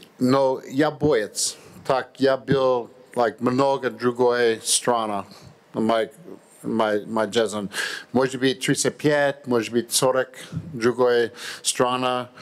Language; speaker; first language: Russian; non-native, learner; English